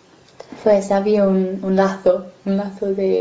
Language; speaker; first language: Spanish; non-native, fluent; English